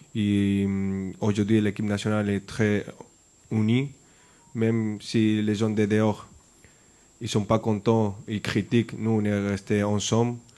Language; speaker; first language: French; non-native, fluent; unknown